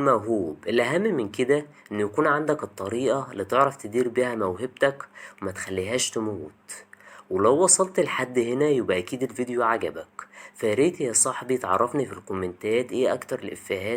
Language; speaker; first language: Arabic; native; Arabic